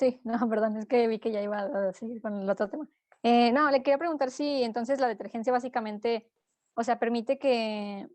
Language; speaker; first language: Spanish; native; Spanish